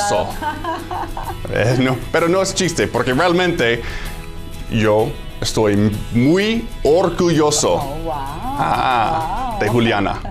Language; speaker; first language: Spanish; non-native, fluent; English